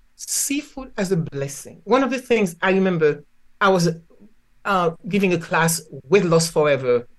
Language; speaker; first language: English; non-native, fluent; Haitian Creole